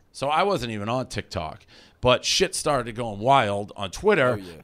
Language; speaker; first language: English; native; English